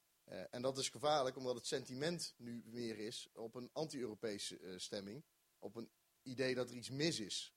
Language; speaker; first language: Dutch; native; Dutch